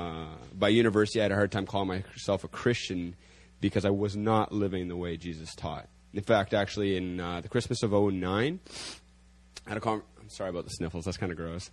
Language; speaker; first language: English; native; English